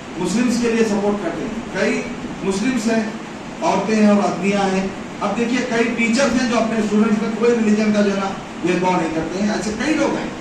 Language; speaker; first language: Hindi; non-native, local second language; Urdu